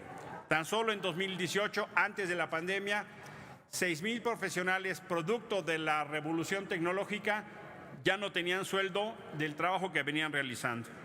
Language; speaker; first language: Spanish; native; Spanish